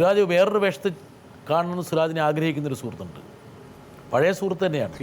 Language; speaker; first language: Malayalam; native; Malayalam